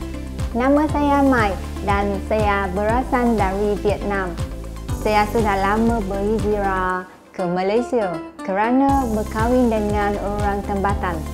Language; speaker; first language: Indonesian; non-native, fluent; Vietnamese